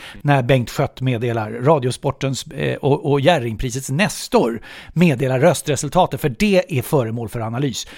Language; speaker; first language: Swedish; native; Swedish